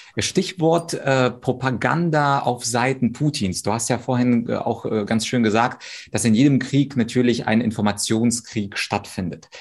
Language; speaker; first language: German; early bilingual, other home language; Russian